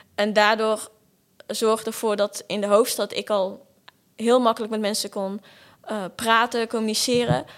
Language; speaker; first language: Dutch; early bilingual, other home language; Portuguese